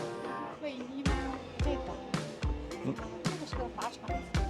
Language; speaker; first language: Chinese; native; Chinese